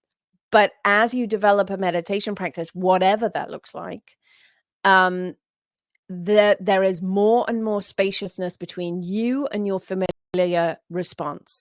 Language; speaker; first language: English; native; English